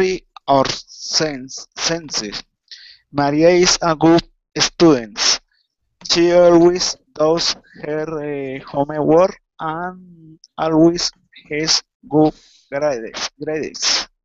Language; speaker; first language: English; non-native, learner; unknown